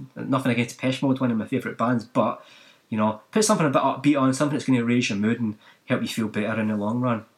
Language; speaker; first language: English; native; English